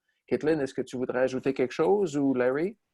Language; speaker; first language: French; native; French